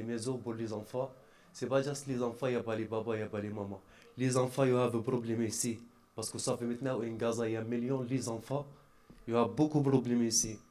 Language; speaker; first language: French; non-native, learner; Arabic